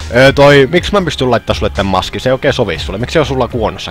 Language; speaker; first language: Finnish; native; Finnish